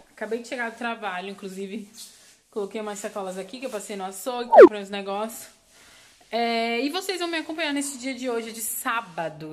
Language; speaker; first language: Portuguese; native; Portuguese